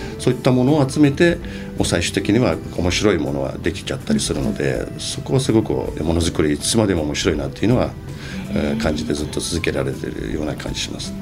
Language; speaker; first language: Japanese; non-native, fluent; Turkish